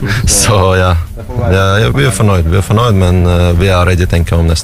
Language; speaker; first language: Norwegian; non-native, fluent; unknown